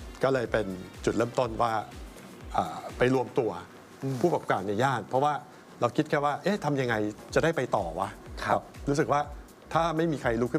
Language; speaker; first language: Thai; native; Thai